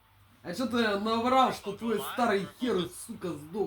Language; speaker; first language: Russian; native; Russian